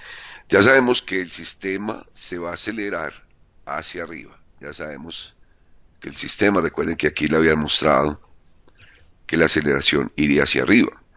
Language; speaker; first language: Spanish; native; Spanish